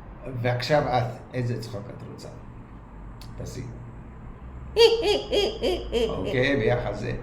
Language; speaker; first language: Hebrew; non-native, learner; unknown